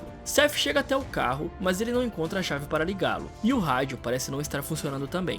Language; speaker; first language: Portuguese; native; Portuguese